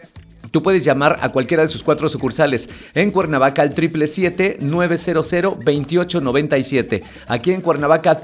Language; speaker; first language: Spanish; native; Spanish